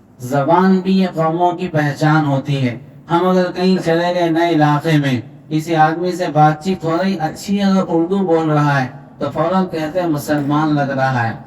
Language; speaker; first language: Urdu; native; Urdu